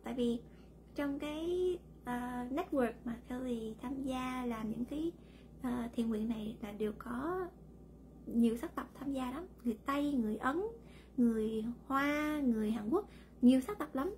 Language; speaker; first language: Vietnamese; early bilingual, heritage; Vietnamese